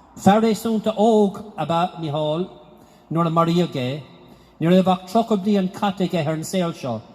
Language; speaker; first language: Irish; non-native, local second language; English